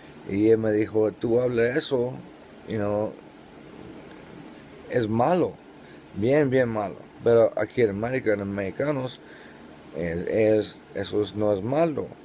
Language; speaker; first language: Spanish; non-native, learner; English